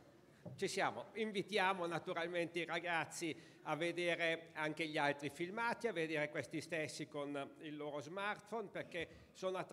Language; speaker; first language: Italian; native; Italian